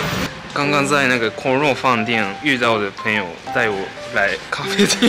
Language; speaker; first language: Chinese; non-native, fluent; Japanese